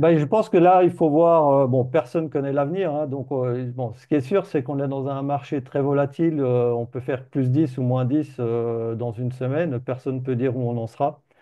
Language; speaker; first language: French; native; French